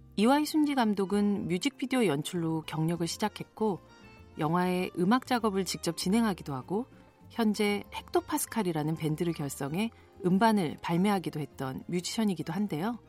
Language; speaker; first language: Korean; native; Korean